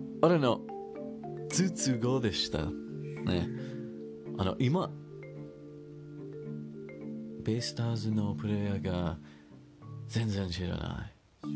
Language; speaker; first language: Japanese; non-native, learner; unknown